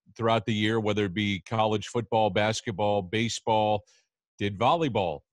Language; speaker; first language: English; native; English